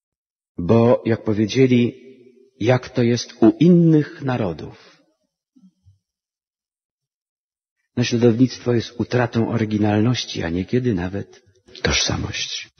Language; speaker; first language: Polish; native; Polish